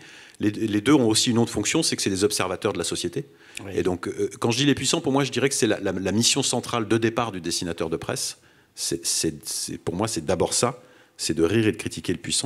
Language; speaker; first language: French; native; French